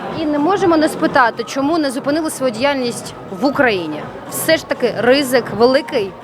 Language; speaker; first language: Ukrainian; native; Ukrainian